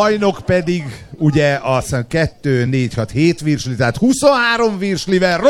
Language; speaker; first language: Hungarian; native; Hungarian